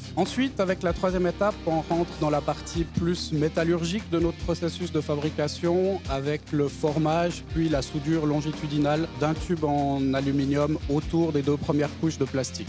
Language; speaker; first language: French; native; French